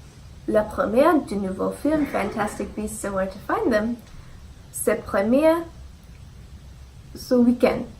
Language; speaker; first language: French; non-native, learner; English